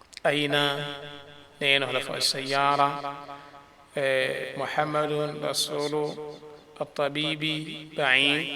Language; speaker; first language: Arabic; non-native, fluent; Swahili